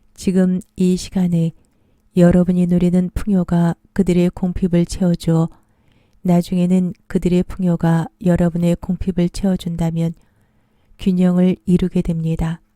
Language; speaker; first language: Korean; native; Korean